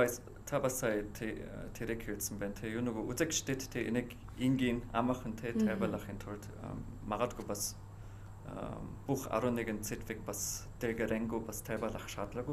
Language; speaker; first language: Mongolian; non-native, fluent; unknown